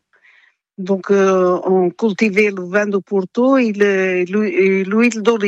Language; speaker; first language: French; non-native, fluent; Portuguese